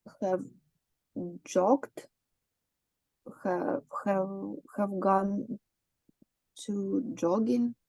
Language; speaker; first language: English; non-native, learner; Ukrainian